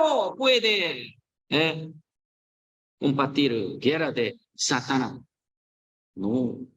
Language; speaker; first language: Spanish; non-native, learner; Korean